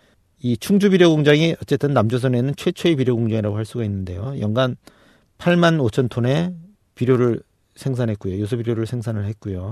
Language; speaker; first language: Korean; native; Korean